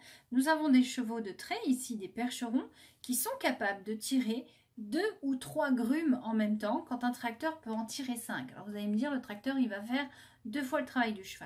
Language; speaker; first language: French; native; French